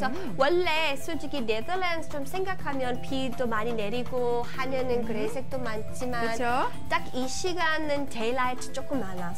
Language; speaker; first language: Korean; non-native, learner; English